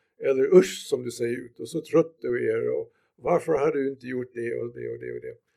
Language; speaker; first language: Swedish; non-native, fluent; English